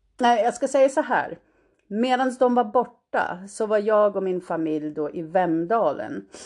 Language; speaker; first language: Swedish; early bilingual, heritage; Swedish